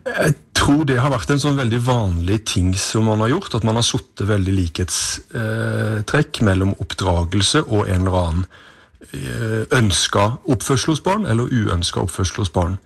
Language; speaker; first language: Norwegian; native; Norwegian